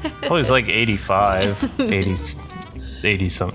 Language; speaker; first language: English; native; English